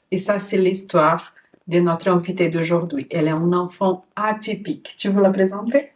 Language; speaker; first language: French; non-native, fluent; Portuguese